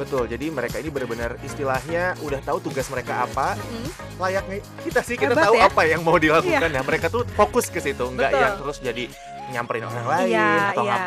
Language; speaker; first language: Indonesian; native; Indonesian